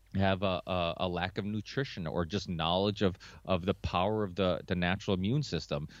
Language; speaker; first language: English; early bilingual, other home language; Portuguese